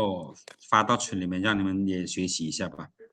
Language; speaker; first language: Chinese; non-native, fluent; Lao